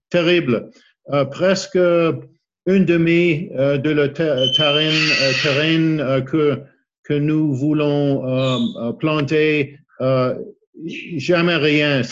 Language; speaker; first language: French; non-native, learner; English